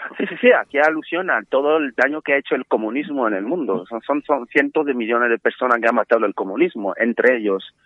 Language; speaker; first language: Spanish; non-native, fluent; French